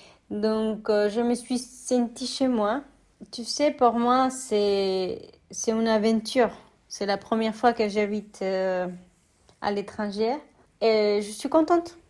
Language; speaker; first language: French; non-native, fluent; Spanish